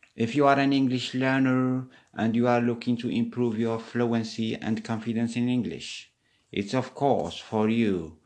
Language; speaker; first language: English; non-native, fluent; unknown